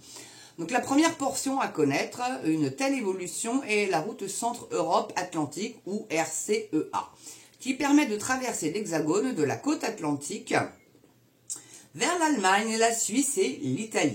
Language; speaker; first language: French; native; French